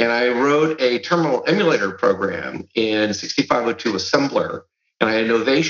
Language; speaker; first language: English; early bilingual, other home language; Serbian